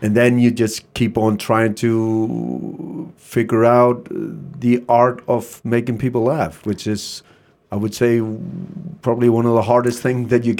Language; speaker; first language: English; non-native, fluent; Icelandic